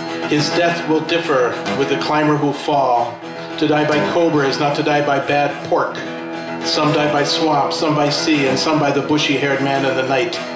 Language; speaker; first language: English; native; English